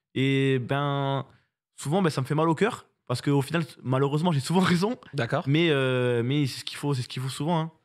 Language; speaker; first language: French; native; French